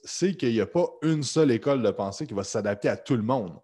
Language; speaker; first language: French; native; French